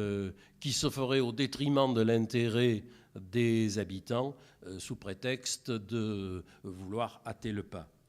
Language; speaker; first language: French; native; French